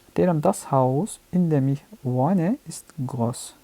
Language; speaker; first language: German; non-native, fluent; Azerbaijani